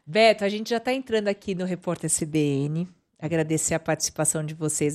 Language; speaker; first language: Portuguese; native; Portuguese